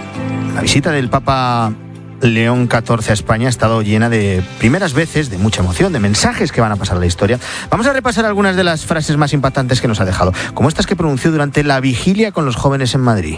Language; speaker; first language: Spanish; native; Spanish